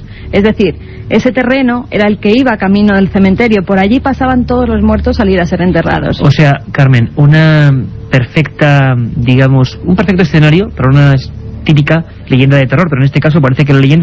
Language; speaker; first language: Spanish; native; Spanish